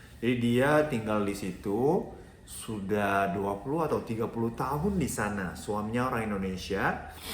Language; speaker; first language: Indonesian; non-native, fluent; Japanese